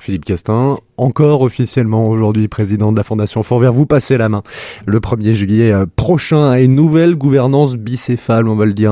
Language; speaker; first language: French; native; French